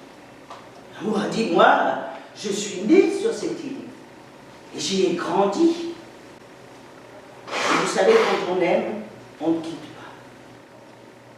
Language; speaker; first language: French; native; French